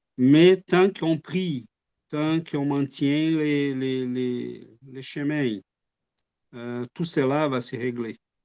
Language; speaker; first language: French; non-native, fluent; Portuguese